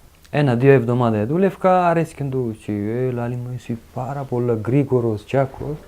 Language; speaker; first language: Greek; non-native, learner; Uzbek